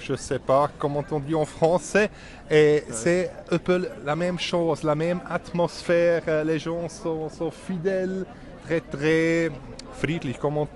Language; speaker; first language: French; non-native, local second language; German